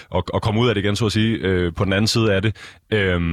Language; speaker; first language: Danish; native; Danish